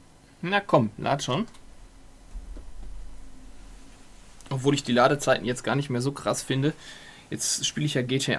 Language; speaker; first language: German; native; German